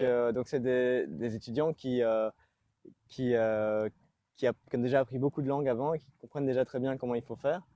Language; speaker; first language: French; native; French